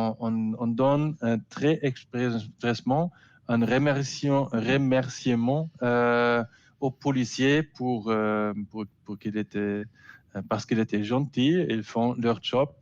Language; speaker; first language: French; non-native, learner; German